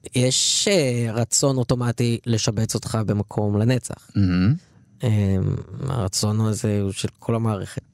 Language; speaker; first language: Hebrew; early bilingual, other home language; Arabic